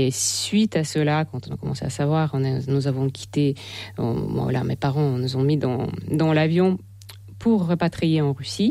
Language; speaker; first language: French; non-native, fluent; Russian